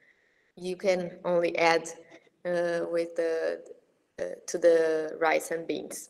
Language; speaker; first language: English; non-native, fluent; Portuguese